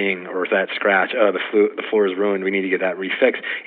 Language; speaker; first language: English; native; English